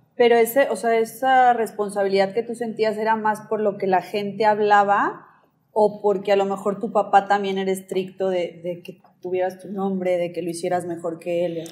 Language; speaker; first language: Spanish; native; Spanish